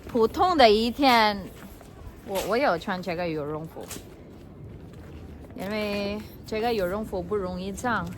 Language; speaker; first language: Chinese; non-native, learner; Filipino